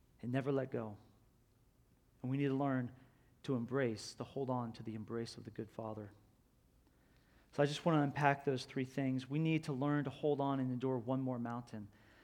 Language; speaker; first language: English; native; English